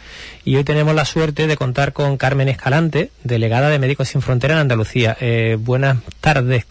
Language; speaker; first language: Spanish; native; Spanish